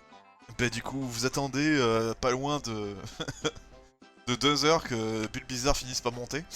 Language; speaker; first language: French; native; French